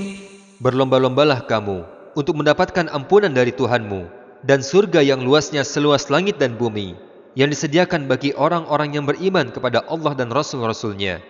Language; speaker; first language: Indonesian; native; Indonesian